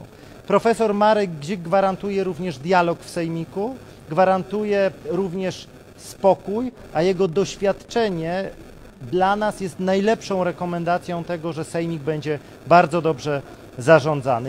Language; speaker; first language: Polish; native; Polish